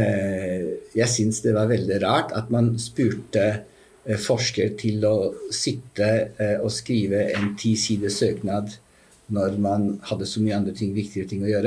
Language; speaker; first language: Norwegian; non-native, fluent; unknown